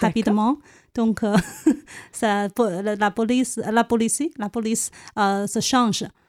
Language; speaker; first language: French; non-native, learner; Chinese